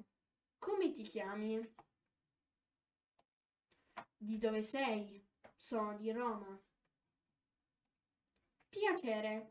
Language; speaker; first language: Italian; non-native, fluent; Polish